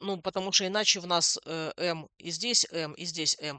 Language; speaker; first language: Russian; non-native, local second language; Ukrainian